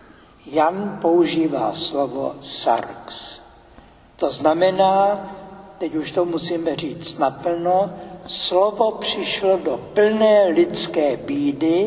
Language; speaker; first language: Czech; native; Czech